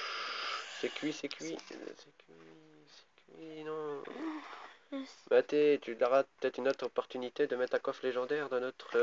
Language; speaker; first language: French; native; French